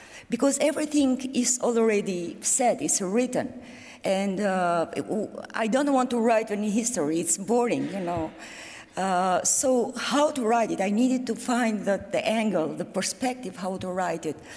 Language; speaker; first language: English; non-native, fluent; Albanian